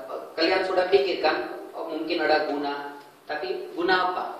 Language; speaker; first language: Indonesian; non-native, fluent; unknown